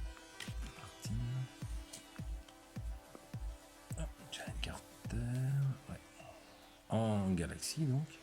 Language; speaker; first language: French; native; French